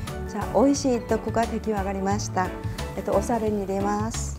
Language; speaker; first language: Japanese; non-native, fluent; Korean